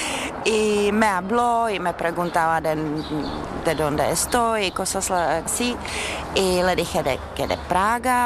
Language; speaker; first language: Spanish; non-native, learner; Czech